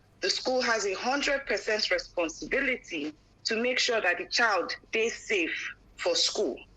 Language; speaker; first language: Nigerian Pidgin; non-native, local second language; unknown